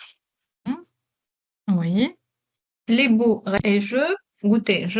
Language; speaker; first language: French; non-native, local second language; Arabic